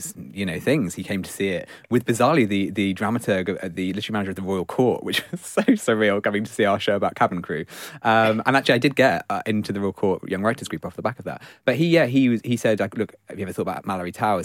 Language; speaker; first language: English; native; English